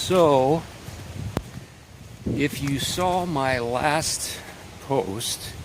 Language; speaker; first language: English; native; English